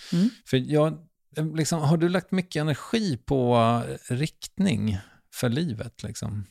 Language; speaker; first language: Swedish; native; Swedish